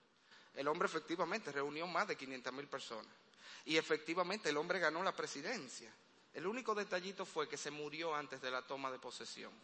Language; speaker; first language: Spanish; native; Spanish